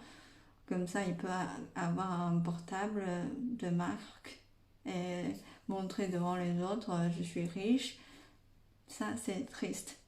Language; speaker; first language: French; non-native, fluent; Chinese